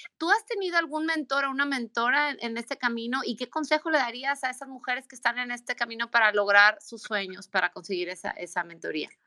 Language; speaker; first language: Spanish; native; Spanish